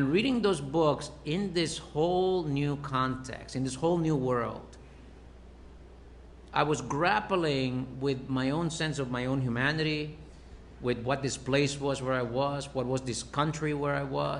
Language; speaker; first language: English; early bilingual, other home language; Spanish